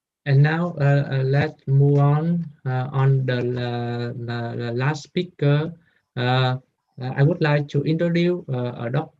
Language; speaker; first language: English; non-native, learner; Vietnamese